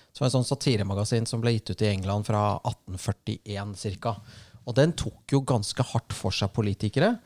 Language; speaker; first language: Norwegian; native; Norwegian